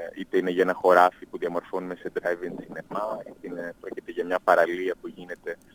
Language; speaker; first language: Greek; non-native, fluent; English